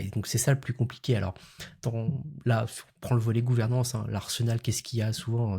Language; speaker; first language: French; native; French